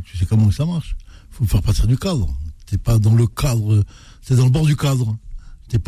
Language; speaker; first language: French; native; French